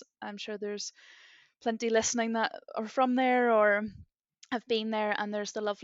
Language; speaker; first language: English; native; English